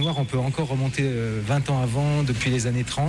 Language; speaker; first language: French; native; French